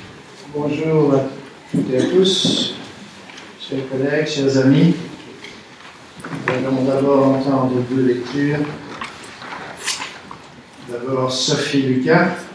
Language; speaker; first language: French; native; French